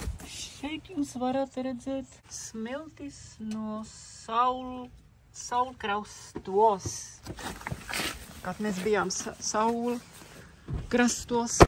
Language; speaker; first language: Latvian; non-native, learner; Czech